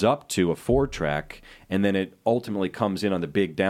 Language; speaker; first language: English; native; English